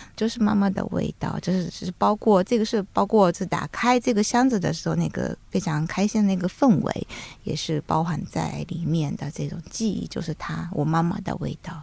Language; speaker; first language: Chinese; non-native, fluent; Japanese